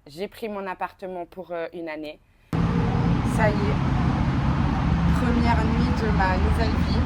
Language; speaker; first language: French; native; French